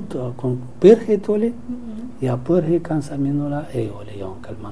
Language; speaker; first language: Finnish; non-native, learner; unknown